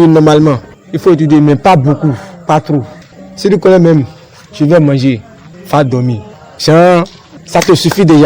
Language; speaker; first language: French; non-native, learner; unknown